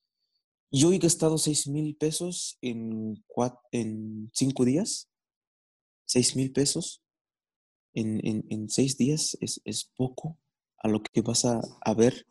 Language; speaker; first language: Spanish; non-native, fluent; Arabic